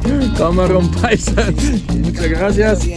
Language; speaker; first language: Spanish; non-native, learner; English